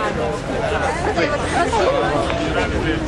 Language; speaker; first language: English; non-native, learner; Turkish